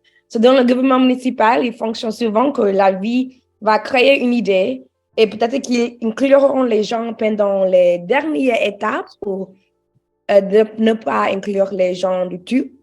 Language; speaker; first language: French; non-native, learner; English